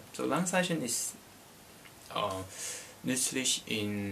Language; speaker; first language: German; non-native, learner; Cantonese